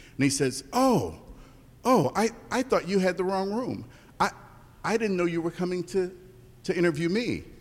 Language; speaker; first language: English; native; English